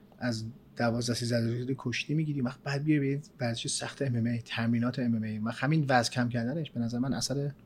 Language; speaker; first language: Persian; early bilingual, other home language; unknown